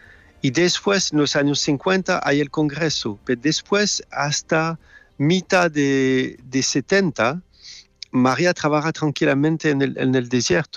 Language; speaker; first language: Spanish; non-native, fluent; French